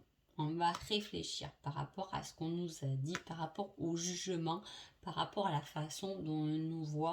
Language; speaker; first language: French; native; French